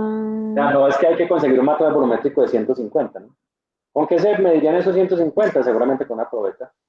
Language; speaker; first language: Spanish; native; Spanish